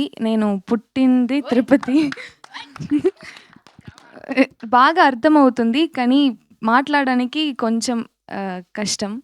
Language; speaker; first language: Telugu; non-native, learner; Tamil